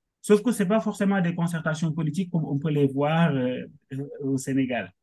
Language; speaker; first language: French; non-native, local second language; Wolof